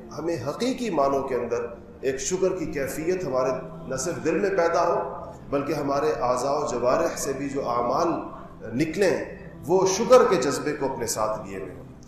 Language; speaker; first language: Urdu; non-native, local second language; Pashto